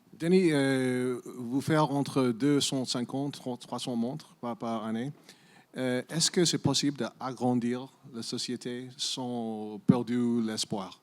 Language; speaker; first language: French; non-native, learner; English